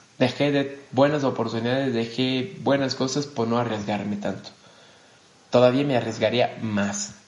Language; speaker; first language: Spanish; non-native, fluent; Portuguese